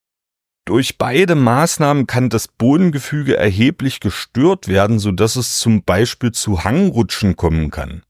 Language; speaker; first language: German; native; German